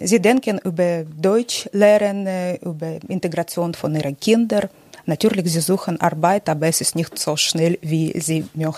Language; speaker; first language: German; non-native, learner; Ukrainian